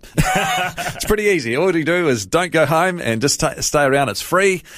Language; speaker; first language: English; native; English